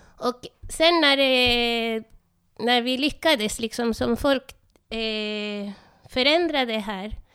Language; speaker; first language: Swedish; non-native, fluent; Spanish